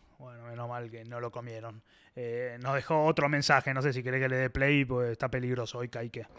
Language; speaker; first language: Spanish; native; Spanish